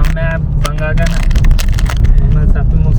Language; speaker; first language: Filipino; non-native, learner; Punjabi